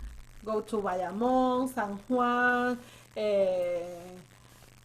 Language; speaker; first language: English; non-native, learner; Spanish